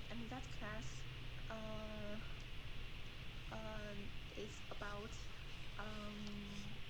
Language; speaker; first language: English; non-native, learner; Chinese